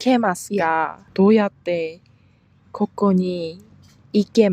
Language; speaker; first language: Japanese; non-native, learner; Korean